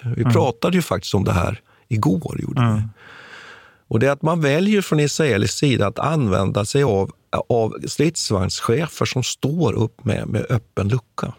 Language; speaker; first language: Swedish; native; Swedish